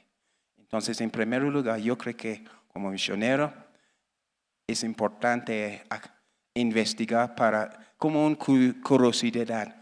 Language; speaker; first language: Spanish; non-native, learner; English